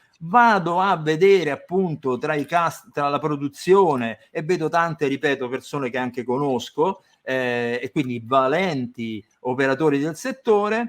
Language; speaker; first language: Italian; native; Italian